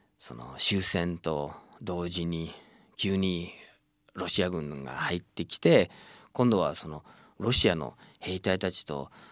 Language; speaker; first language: Japanese; non-native, fluent; English